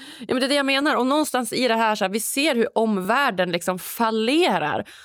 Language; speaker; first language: Swedish; native; Swedish